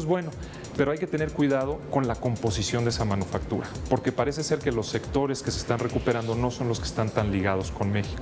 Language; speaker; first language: Spanish; native; Spanish